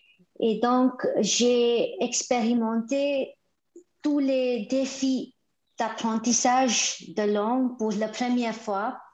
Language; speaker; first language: French; non-native, fluent; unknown